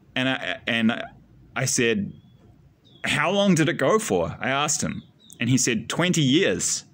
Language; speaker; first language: English; native; English